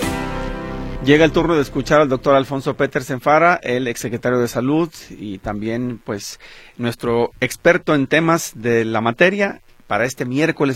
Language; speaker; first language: Spanish; native; Spanish